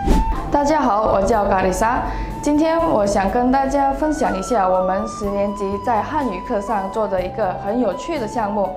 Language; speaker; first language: Chinese; non-native, learner; Indonesian